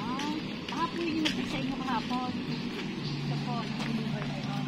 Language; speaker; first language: Filipino; native; Filipino